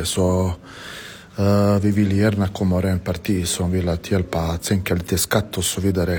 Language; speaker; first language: Swedish; non-native, fluent; Romany